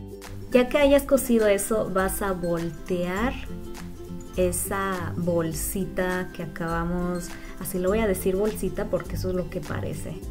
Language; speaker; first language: Spanish; native; Spanish